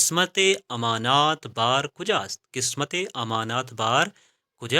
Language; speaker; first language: Persian; non-native, fluent; Urdu